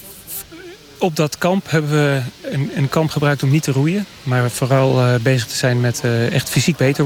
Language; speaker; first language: Dutch; native; Dutch